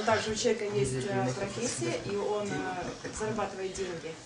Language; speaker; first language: Russian; native; Russian